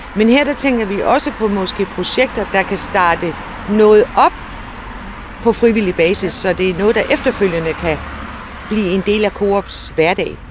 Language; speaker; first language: Danish; native; Danish